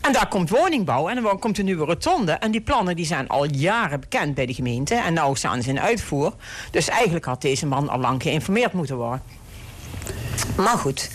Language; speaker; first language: Dutch; native; Dutch